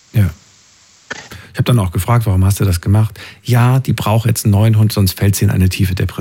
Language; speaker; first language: German; native; German